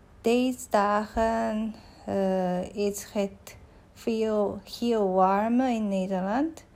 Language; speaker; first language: Dutch; non-native, learner; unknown